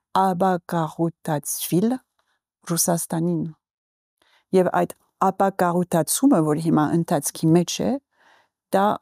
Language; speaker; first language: Armenian; early bilingual, heritage; Armenian